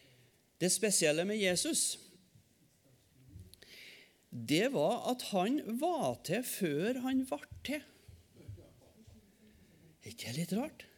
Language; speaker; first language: Norwegian; native; Norwegian